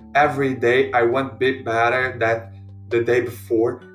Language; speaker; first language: English; non-native, learner; Portuguese